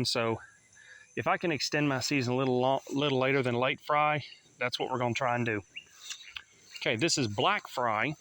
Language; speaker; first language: English; native; English